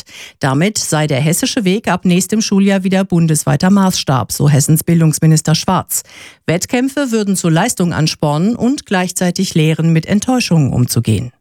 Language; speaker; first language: German; native; German